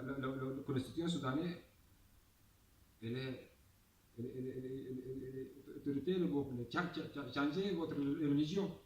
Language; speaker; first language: French; non-native, learner; Arabic